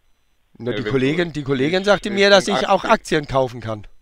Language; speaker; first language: German; native; German